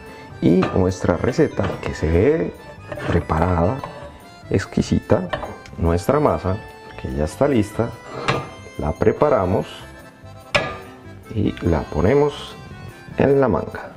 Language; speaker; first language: Spanish; native; Spanish